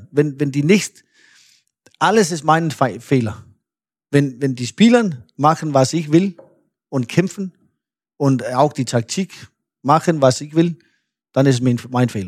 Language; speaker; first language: German; non-native, fluent; Danish